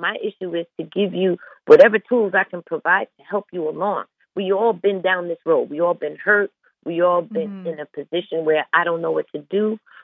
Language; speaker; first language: English; native; English